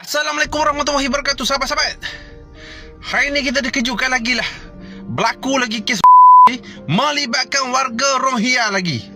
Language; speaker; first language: Malay; native; Malay